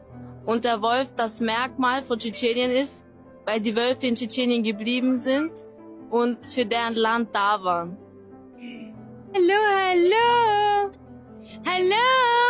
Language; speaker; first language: German; early bilingual, other home language; Albanian